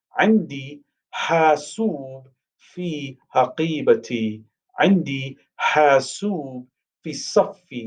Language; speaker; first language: Arabic; non-native, fluent; English